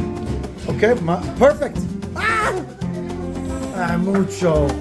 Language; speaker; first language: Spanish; non-native, learner; English